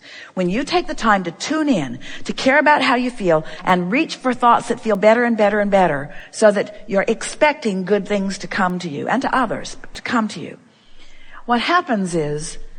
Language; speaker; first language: English; native; English